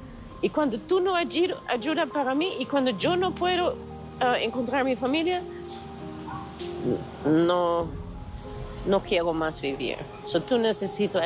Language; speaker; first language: Spanish; non-native, learner; Dutch